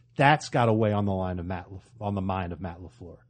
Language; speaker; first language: English; native; English